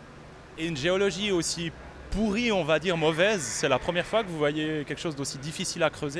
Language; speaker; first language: French; native; French